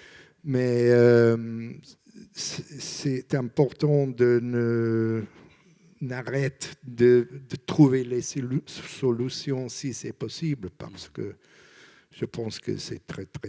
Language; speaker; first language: French; non-native, learner; English